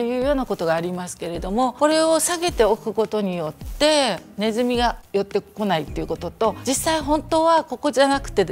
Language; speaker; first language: Japanese; native; Japanese